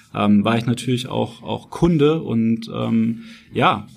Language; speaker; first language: German; native; German